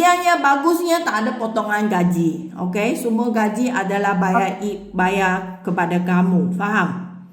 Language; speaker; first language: Indonesian; non-native, learner; Filipino